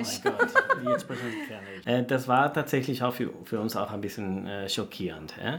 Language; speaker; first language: German; non-native, fluent; Spanish